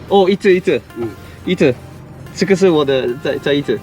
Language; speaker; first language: Chinese; non-native, learner; Malay